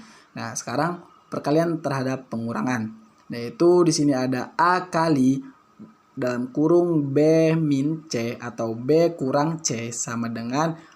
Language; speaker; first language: Indonesian; native; Indonesian